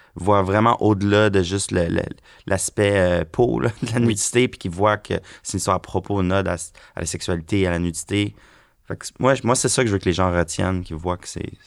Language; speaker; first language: French; native; French